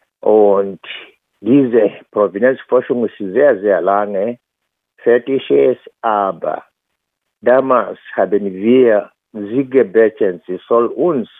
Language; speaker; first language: German; non-native, fluent; Swahili